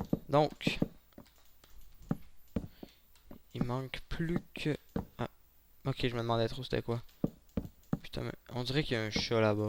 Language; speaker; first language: French; native; French